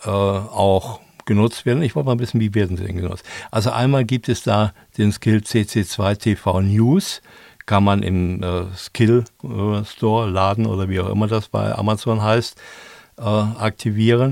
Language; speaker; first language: German; native; German